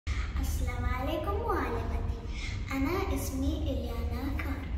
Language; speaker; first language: Arabic; non-native, learner; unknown